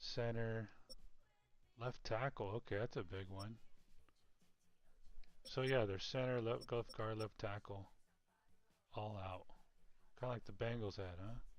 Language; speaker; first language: English; native; English